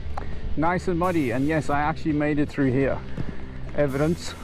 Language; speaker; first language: English; native; English